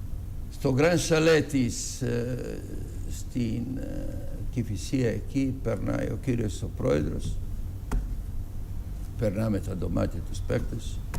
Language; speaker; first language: Greek; non-native, fluent; Serbian